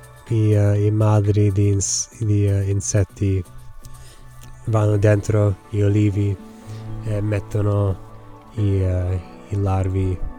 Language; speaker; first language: Italian; non-native, learner; English